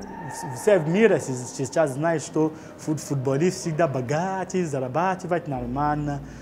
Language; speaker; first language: Russian; non-native, learner; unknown